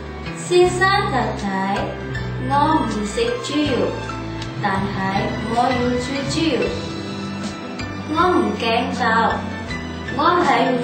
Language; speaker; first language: Cantonese; non-native, learner; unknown